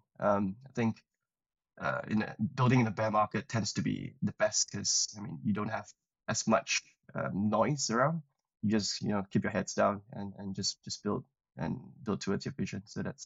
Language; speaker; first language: English; non-native, local second language; Chinese